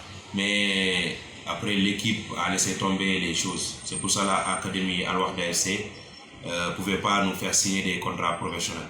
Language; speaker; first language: French; non-native, local second language; Wolof